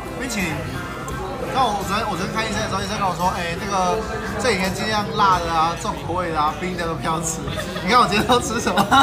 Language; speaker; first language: Chinese; native; Chinese